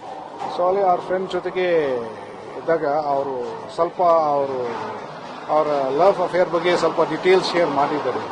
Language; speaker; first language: Kannada; non-native, fluent; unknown